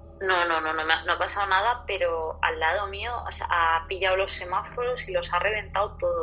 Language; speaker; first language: Spanish; native; Spanish